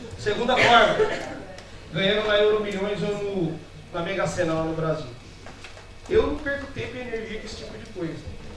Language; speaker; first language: Portuguese; native; Portuguese